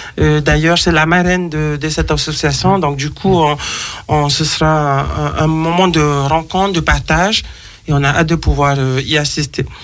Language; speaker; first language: French; native; French